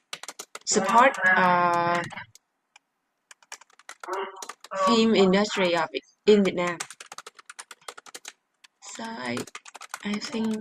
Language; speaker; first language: English; non-native, learner; Vietnamese